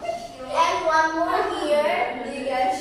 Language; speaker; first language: English; non-native, learner; Indonesian